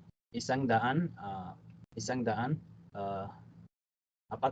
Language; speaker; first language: Filipino; non-native, learner; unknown